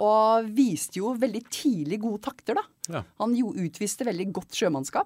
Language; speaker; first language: Norwegian; native; Norwegian